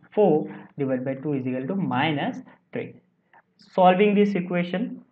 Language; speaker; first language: English; non-native, local second language; Assamese